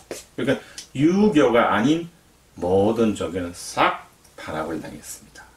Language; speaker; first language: Korean; native; Korean